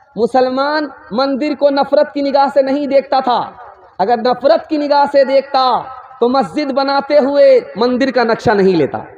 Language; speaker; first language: Urdu; non-native, local second language; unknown